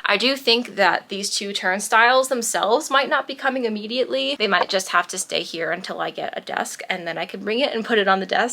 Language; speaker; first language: English; native; English